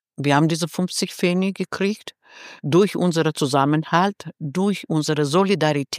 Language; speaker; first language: German; non-native, fluent; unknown